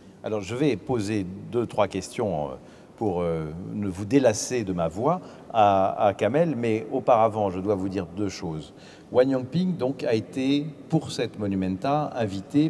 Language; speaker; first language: French; native; French